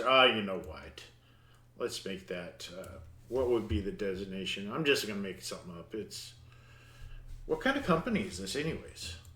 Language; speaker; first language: English; native; English